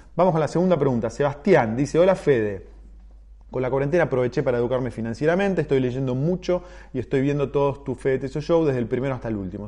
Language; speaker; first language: Spanish; native; Spanish